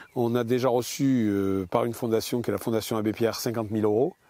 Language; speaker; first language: French; native; French